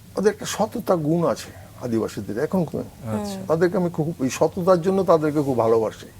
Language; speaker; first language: Bangla; native; Bangla